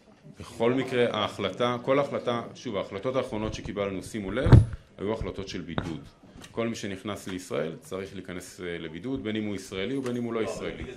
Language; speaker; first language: Hebrew; native; Hebrew